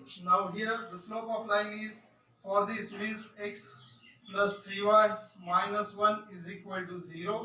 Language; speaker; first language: English; non-native, local second language; Marathi